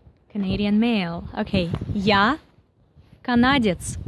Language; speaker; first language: Russian; non-native, learner; English